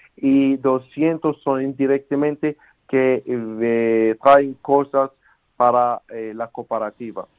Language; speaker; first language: Spanish; non-native, learner; Arabic